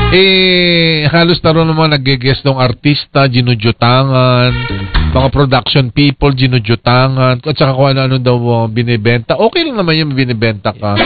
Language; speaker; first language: Filipino; native; Filipino